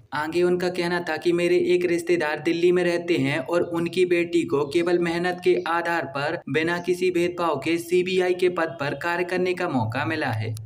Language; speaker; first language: Hindi; native; Hindi